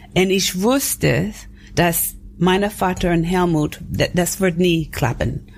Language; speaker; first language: German; non-native, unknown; English